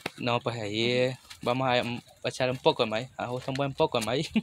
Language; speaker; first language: Spanish; native; Spanish